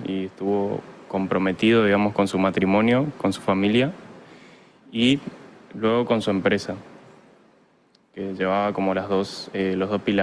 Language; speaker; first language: Spanish; native; Spanish